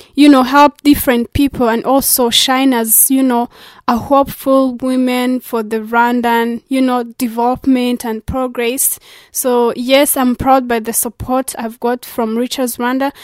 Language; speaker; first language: English; non-native, local second language; Kinyarwanda